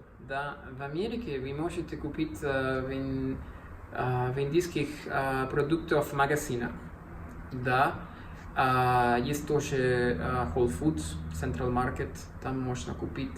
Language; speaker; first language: Russian; non-native, learner; Spanish